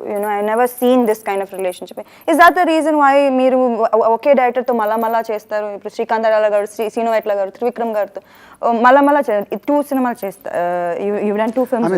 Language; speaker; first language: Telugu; non-native, fluent; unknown